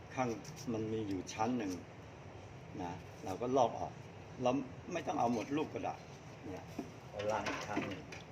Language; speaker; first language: Thai; non-native, fluent; Chinese